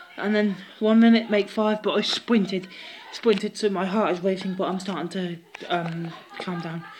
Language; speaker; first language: English; native; English